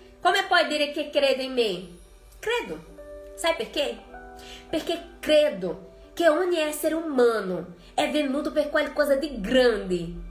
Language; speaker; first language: Italian; non-native, fluent; Portuguese